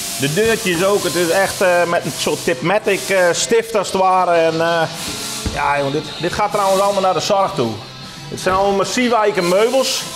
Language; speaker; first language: Dutch; non-native, local second language; Western Frisian